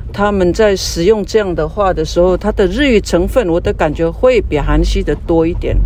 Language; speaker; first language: Chinese; non-native, local second language; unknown